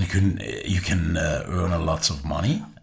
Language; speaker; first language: English; non-native, learner; German